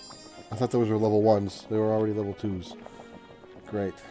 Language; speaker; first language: English; native; English